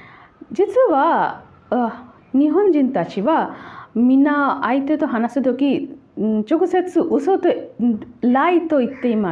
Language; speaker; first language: Japanese; non-native, learner; Bangla